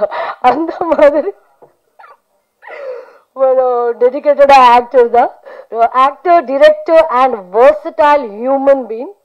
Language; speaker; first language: Tamil; non-native, learner; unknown